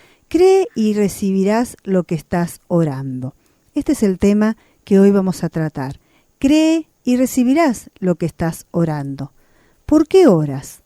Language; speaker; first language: Spanish; native; Spanish